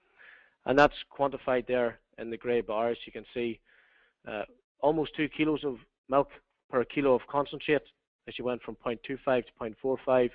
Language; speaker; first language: English; native; English